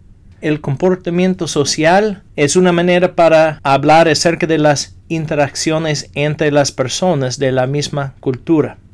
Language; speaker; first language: Spanish; non-native, fluent; English